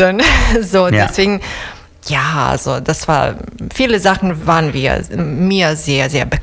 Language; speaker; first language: German; non-native, fluent; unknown